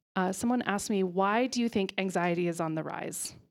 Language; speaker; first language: English; native; English